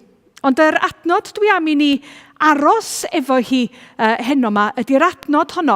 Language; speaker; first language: Welsh; native; Welsh